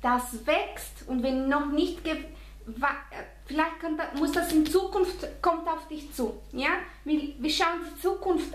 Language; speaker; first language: German; non-native, fluent; Spanish